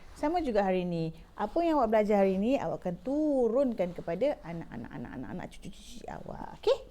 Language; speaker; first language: Malay; native; Malay